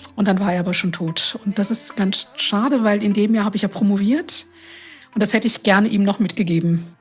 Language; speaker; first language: German; non-native, fluent; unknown